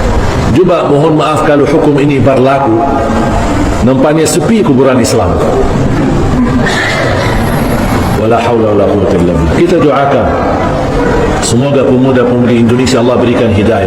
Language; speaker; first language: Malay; non-native, fluent; Arabic